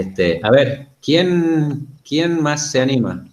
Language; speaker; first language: Spanish; native; Spanish